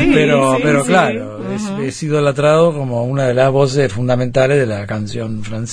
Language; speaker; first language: Spanish; native; Spanish